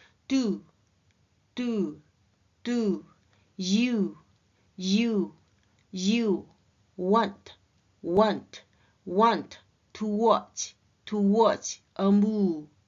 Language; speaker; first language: English; non-native, learner; Chinese